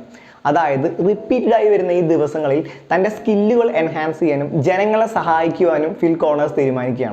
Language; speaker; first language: Malayalam; native; Malayalam